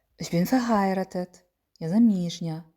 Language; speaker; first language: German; non-native, fluent; Ukrainian